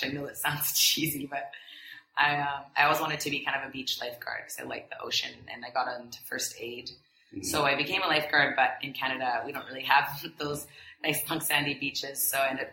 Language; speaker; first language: English; native; English